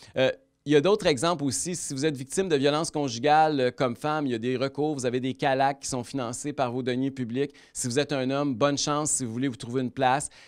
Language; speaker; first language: French; native; French